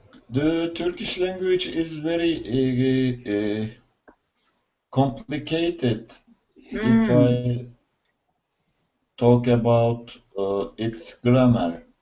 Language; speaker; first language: English; non-native, learner; Turkish